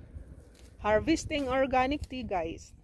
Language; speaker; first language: English; non-native, local second language; Filipino